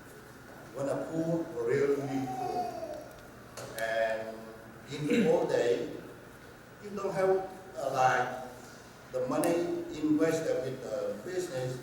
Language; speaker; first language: English; non-native, learner; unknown